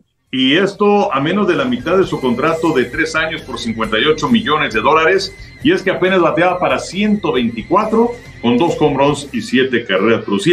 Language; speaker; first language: Spanish; native; Spanish